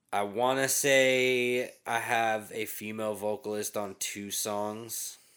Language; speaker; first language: English; native; English